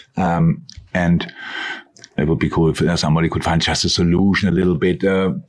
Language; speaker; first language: English; non-native, fluent; German